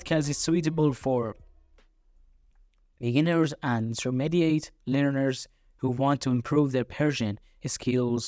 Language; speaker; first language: English; non-native, fluent; Persian